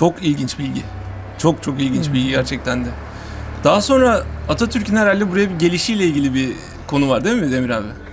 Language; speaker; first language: Turkish; native; Turkish